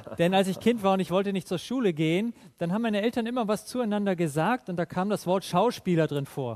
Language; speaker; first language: German; native; German